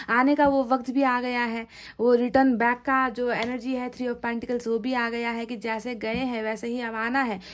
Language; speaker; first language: Hindi; native; Hindi